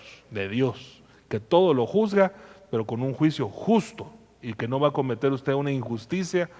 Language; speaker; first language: Spanish; native; Spanish